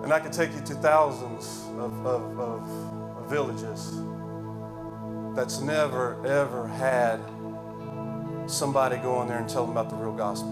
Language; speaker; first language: English; native; English